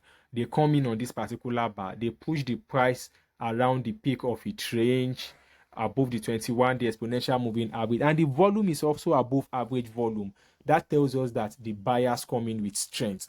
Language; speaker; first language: English; native; English